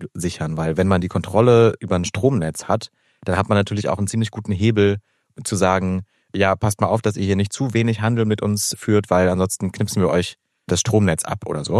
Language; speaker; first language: German; native; German